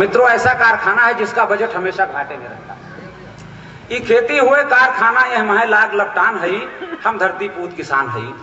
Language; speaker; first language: Hindi; native; Hindi